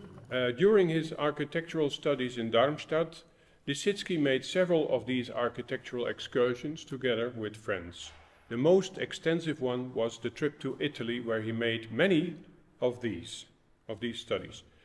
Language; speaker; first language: English; non-native, fluent; Dutch